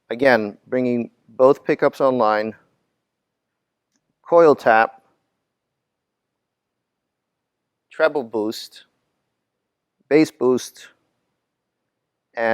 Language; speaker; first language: English; native; English